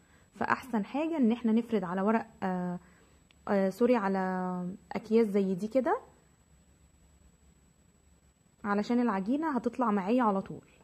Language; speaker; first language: Arabic; native; Arabic